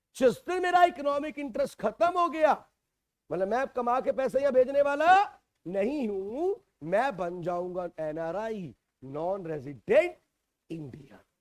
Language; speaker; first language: Hindi; native; Hindi